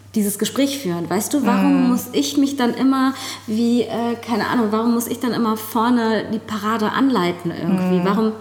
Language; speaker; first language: German; native; German